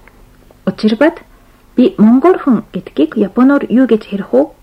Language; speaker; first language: Mongolian; non-native, fluent; Japanese